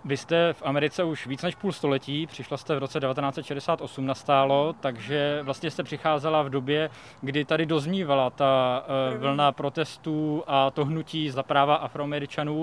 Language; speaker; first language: Czech; native; Czech